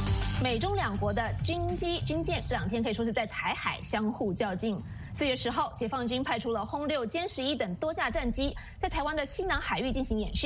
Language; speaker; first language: Chinese; native; Chinese